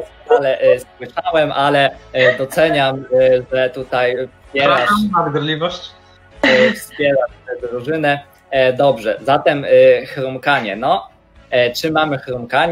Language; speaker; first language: Polish; native; Polish